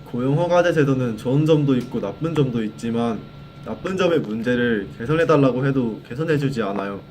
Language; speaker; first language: Korean; non-native, fluent; Thai